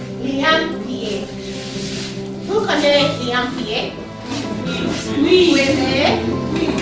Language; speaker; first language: French; non-native, learner; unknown